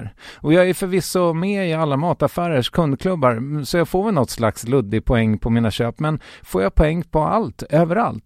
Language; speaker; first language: Swedish; native; Swedish